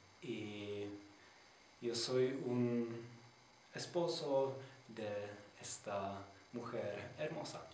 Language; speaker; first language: Spanish; non-native, learner; Czech